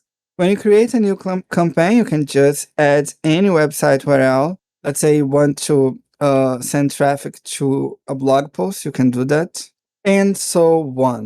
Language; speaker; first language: English; non-native, fluent; Portuguese